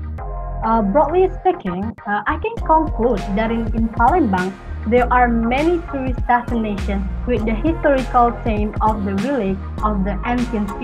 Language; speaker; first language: English; non-native, learner; Indonesian